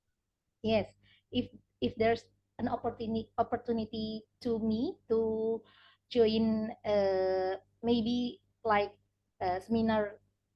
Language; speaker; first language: English; non-native, local second language; Indonesian